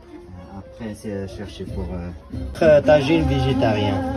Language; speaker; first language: French; non-native, learner; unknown